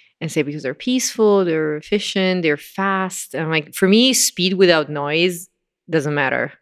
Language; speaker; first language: English; non-native, fluent; Italian